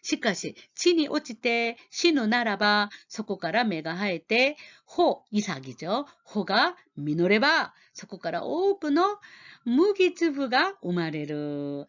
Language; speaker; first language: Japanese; non-native, fluent; Korean